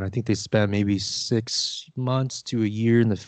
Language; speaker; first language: English; early bilingual, other home language; Vietnamese